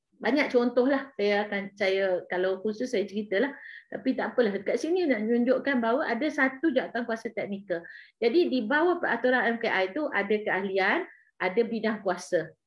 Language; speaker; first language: Malay; native; Malay